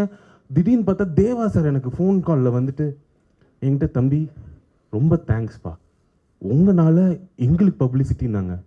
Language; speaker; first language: Tamil; native; Tamil